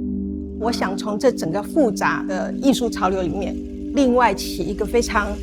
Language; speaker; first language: Chinese; native; Chinese